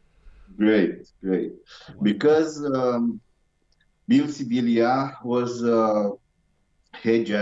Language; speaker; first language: English; non-native, learner; Romanian